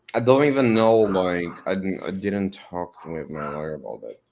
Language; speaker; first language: English; non-native, fluent; Portuguese